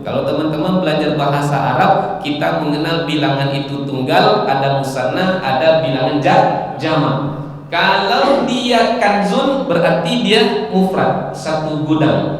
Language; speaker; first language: Malay; native; Malay